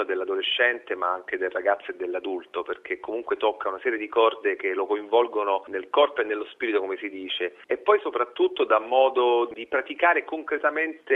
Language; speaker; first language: Italian; native; Italian